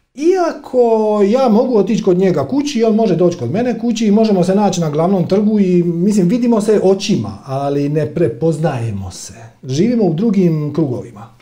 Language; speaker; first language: Croatian; native; Croatian